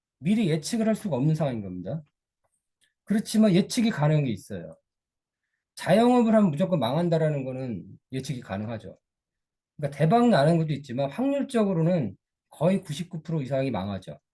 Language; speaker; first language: Korean; native; Korean